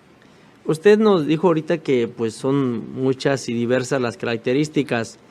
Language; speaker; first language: Spanish; native; Spanish